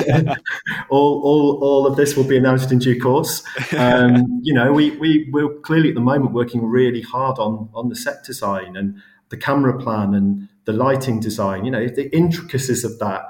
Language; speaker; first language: English; native; English